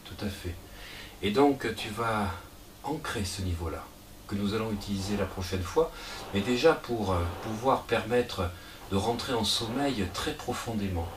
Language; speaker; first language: French; native; French